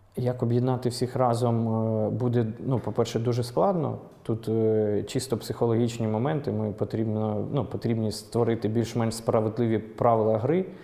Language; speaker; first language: Ukrainian; non-native, local second language; Russian